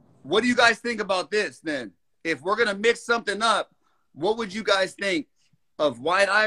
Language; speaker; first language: English; native; English